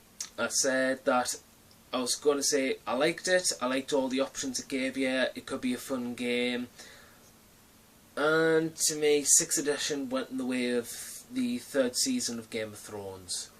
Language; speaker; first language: English; native; English